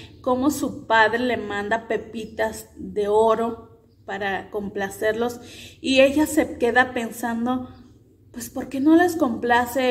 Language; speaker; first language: Spanish; native; Spanish